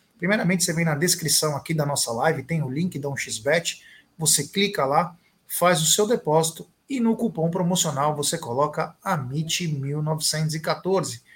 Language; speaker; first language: Portuguese; native; Portuguese